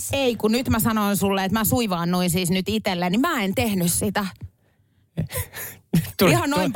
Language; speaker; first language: Finnish; native; Finnish